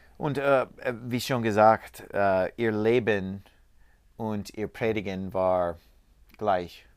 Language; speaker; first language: German; non-native, learner; English